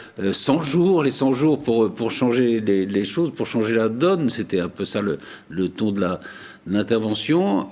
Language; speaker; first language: French; native; French